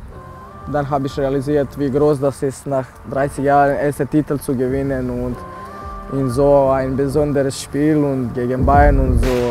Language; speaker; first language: German; non-native, fluent; Serbian